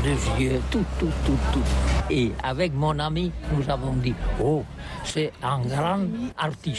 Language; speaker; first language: French; non-native, learner; Catalan